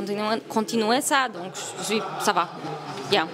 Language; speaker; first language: French; non-native, learner; Polish